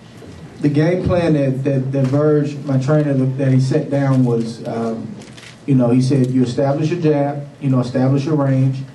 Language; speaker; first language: English; native; English